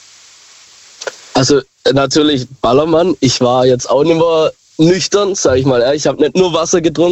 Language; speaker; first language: German; native; German